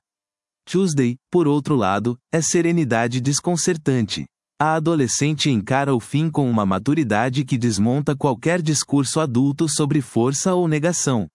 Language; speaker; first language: Portuguese; native; Portuguese